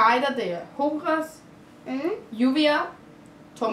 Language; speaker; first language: Spanish; non-native, learner; Danish